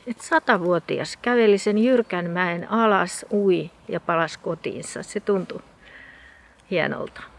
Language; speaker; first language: Finnish; native; Finnish